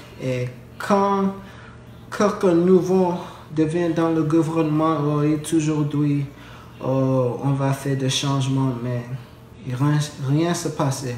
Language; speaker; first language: French; non-native, learner; English